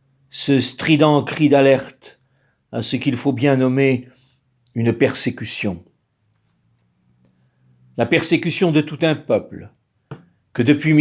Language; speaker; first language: French; native; French